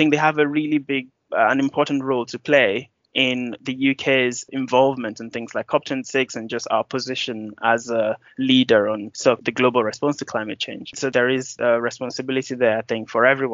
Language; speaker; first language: English; non-native, local second language; Yoruba